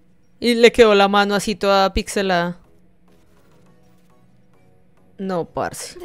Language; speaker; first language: Spanish; native; Spanish